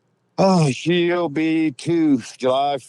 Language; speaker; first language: English; native; English